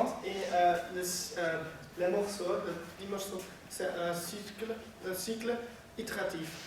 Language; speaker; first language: French; non-native, learner; Dutch